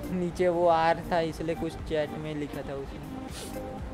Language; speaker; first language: Hindi; non-native, local second language; Gujarati